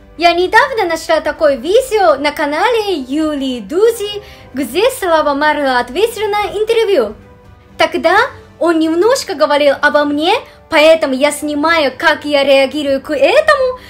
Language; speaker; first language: Russian; non-native, fluent; Japanese